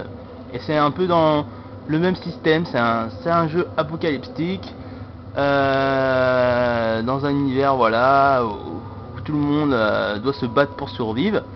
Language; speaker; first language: French; native; French